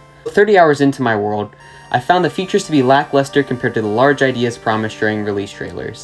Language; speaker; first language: English; native; English